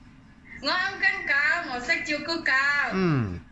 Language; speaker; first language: Cantonese; non-native, learner; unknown